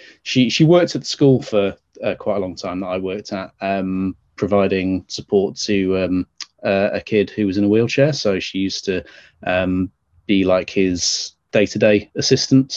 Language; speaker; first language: English; native; English